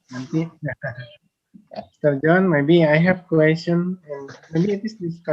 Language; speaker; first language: English; non-native, learner; Indonesian